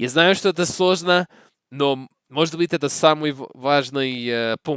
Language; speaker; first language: Russian; non-native, learner; English